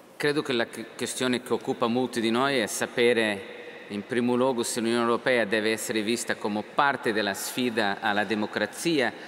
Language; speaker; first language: Italian; non-native, fluent; Portuguese